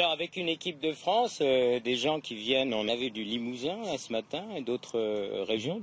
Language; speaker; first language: French; native; French